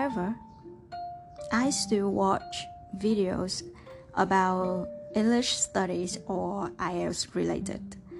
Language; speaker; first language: English; non-native, fluent; Vietnamese